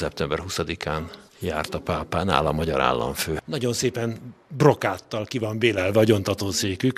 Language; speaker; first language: Hungarian; native; Hungarian